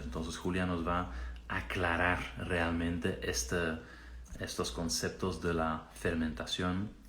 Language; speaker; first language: Spanish; non-native, fluent; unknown